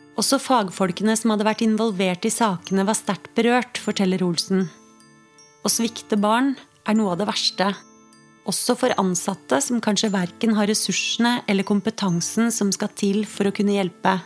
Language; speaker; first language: Norwegian; native; Norwegian